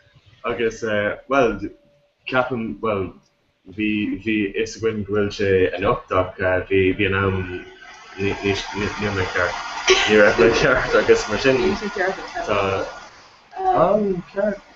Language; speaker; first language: Irish; non-native, local second language; English